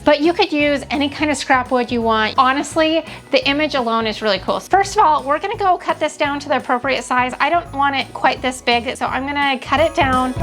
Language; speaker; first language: English; native; English